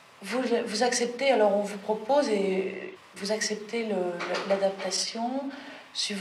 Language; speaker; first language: French; native; French